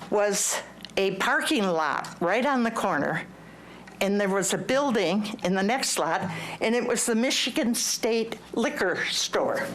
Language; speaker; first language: English; native; English